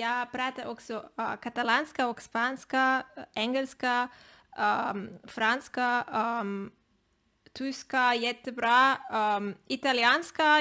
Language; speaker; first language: Swedish; non-native, learner; Spanish